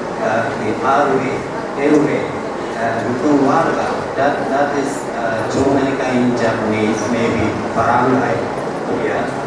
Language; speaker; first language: English; non-native, learner; Japanese